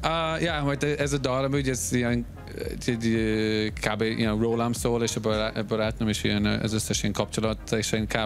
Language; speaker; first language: Hungarian; non-native, fluent; English